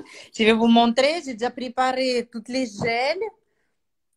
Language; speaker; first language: French; non-native, fluent; Russian